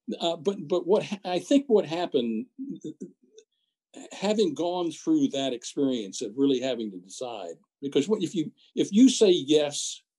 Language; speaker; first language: English; native; English